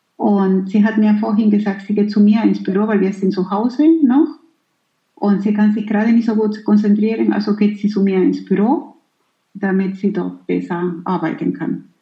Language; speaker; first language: German; non-native, fluent; Spanish